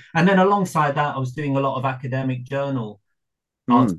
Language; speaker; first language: English; native; English